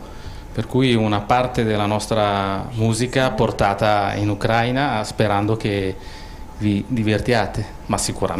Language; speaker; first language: Italian; native; Italian